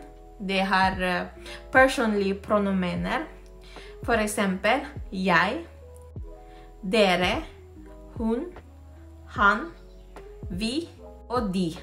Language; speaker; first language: Norwegian; non-native, fluent; Filipino